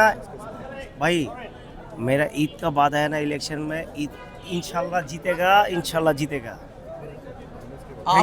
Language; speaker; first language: Hindi; non-native, learner; Bangla